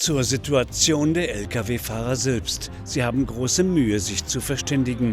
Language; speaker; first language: German; native; German